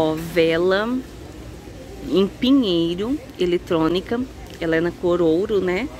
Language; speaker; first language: Portuguese; native; Portuguese